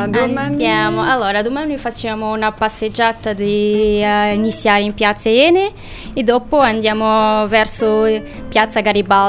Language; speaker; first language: Italian; non-native, learner; Portuguese